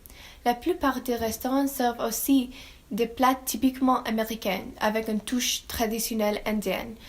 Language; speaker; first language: French; non-native, learner; English